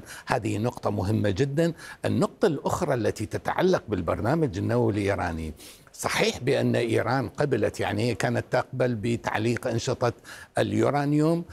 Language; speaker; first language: Arabic; non-native, fluent; Persian